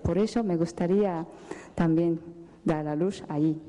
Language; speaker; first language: Spanish; non-native, fluent; Japanese